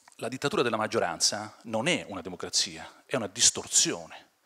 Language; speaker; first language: Italian; native; Italian